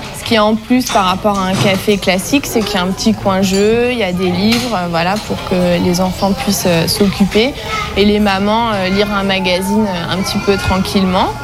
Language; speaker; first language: French; native; French